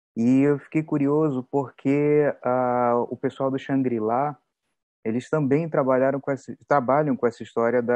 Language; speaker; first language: Portuguese; native; Portuguese